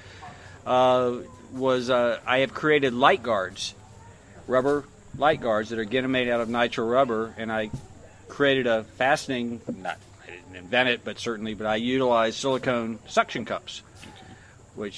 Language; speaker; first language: English; native; English